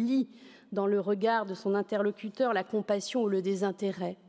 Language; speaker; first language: French; native; French